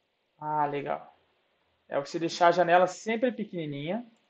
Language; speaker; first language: Portuguese; native; Portuguese